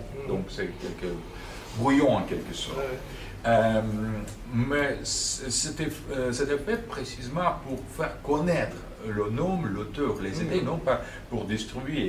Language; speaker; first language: French; non-native, fluent; Russian